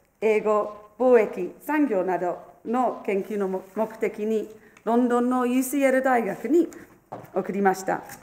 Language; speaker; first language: Japanese; non-native, fluent; English